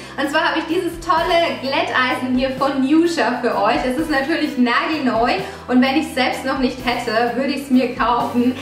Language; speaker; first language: German; early bilingual, other home language; Italian